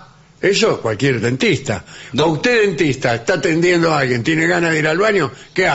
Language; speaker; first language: Spanish; native; Spanish